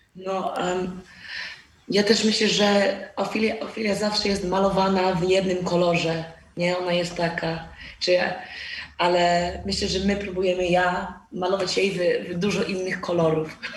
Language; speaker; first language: Polish; non-native, learner; English